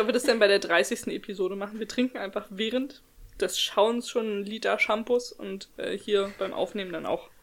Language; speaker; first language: German; native; German